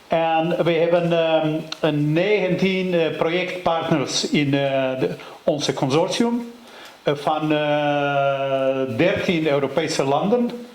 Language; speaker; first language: Dutch; non-native, learner; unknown